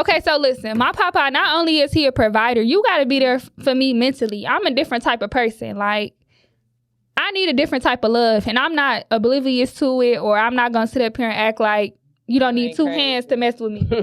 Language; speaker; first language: English; native; English